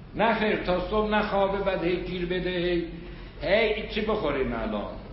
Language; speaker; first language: Persian; non-native, local second language; Azerbaijani